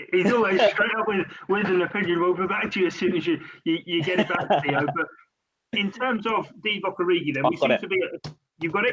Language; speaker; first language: English; native; English